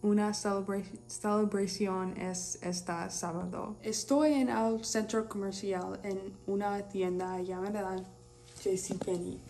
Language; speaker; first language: Spanish; non-native, learner; English